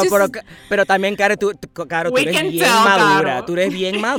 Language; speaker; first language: Spanish; early bilingual, heritage; Spanish